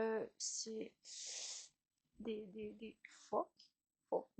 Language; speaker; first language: French; non-native, learner; Chinese